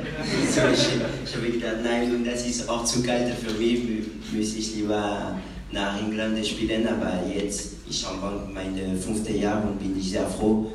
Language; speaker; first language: German; non-native, fluent; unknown